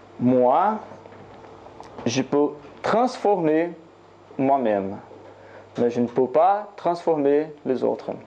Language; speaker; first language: French; non-native, learner; Portuguese